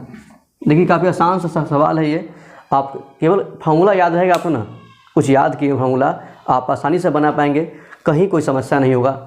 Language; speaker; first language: Hindi; native; Hindi